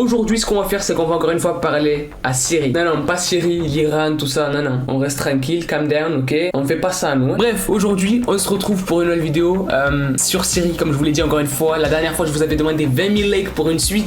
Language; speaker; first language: French; native; French